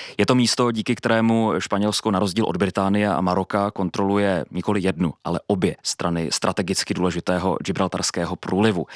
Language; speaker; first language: Czech; native; Czech